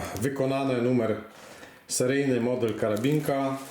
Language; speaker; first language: Polish; native; Polish